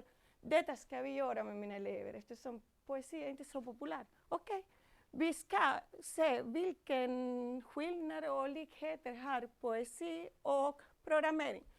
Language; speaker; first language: Swedish; non-native, fluent; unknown